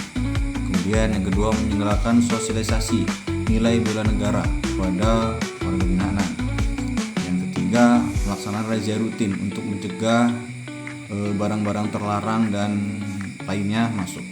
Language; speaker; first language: Indonesian; native; Indonesian